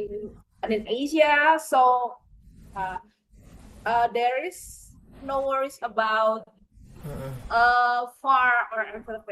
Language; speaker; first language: English; non-native, fluent; Indonesian